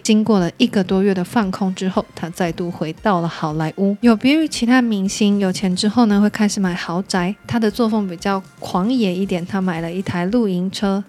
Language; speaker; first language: Chinese; native; Chinese